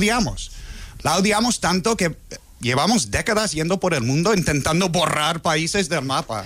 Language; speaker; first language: Spanish; non-native, fluent; English